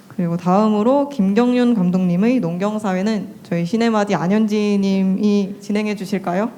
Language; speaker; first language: Korean; native; Korean